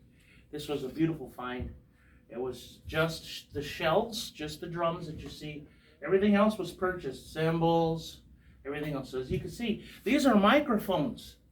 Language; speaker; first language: English; native; English